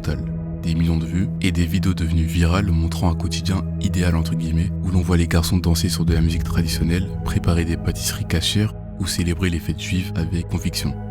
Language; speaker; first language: French; native; French